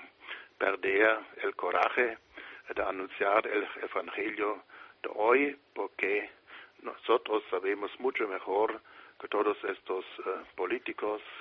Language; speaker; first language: Spanish; non-native, fluent; German